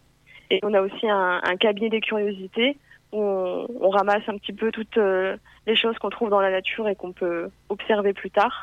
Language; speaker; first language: French; native; French